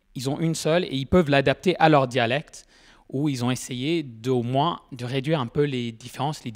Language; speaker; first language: French; non-native, fluent; English